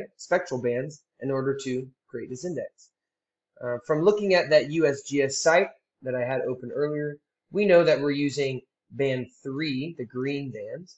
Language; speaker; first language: English; native; English